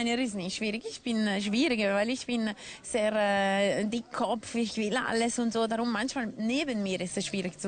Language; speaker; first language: German; non-native, local second language; Italian